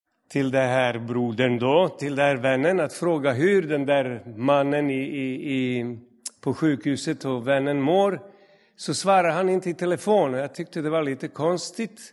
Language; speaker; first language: Swedish; non-native, fluent; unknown